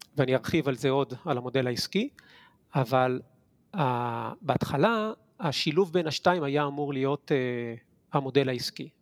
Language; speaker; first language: Hebrew; native; Hebrew